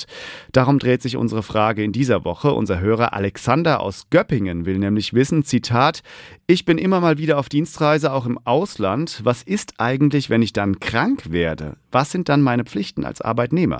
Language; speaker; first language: German; native; German